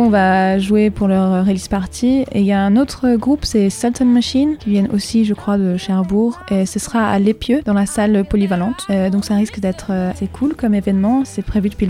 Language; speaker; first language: French; native; French